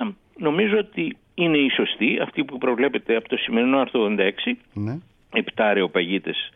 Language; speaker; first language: Greek; native; Greek